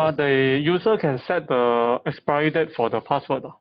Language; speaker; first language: English; non-native, local second language; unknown